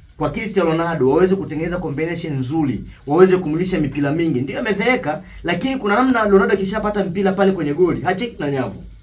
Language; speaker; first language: Swahili; native; Swahili